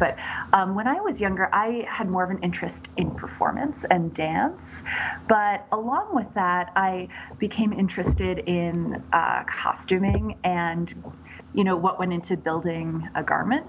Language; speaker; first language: English; native; English